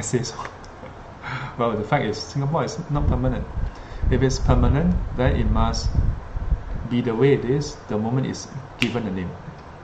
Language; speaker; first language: English; native; English